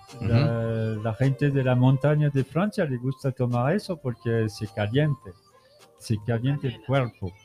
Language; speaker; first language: Spanish; non-native, learner; French